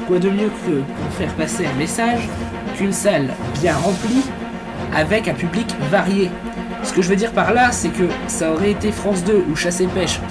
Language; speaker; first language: French; native; French